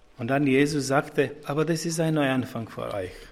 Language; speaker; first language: German; non-native, fluent; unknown